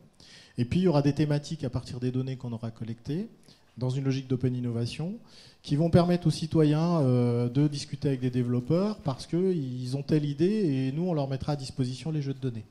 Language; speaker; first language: French; native; French